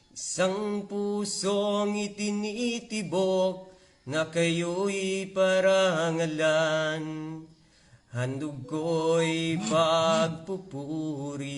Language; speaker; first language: Filipino; native; Filipino